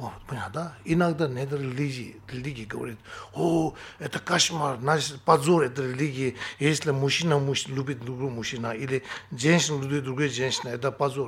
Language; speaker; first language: Russian; non-native, learner; Tibetan